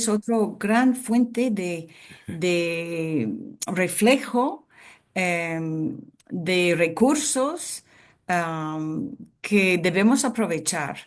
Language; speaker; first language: Spanish; non-native, fluent; English